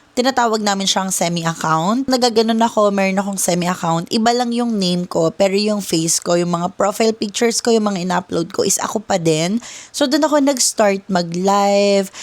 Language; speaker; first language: Filipino; native; Filipino